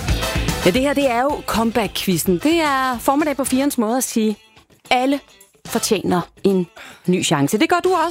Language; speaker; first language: Danish; native; Danish